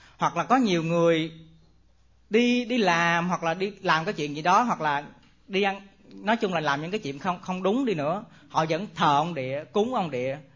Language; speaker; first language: Vietnamese; native; Vietnamese